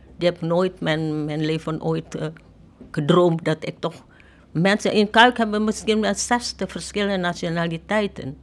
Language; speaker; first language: Dutch; non-native, fluent; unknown